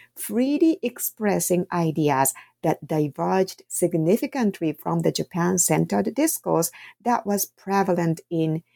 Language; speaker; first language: English; non-native, fluent; Japanese